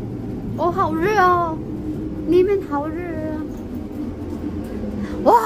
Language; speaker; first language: Chinese; non-native, learner; Filipino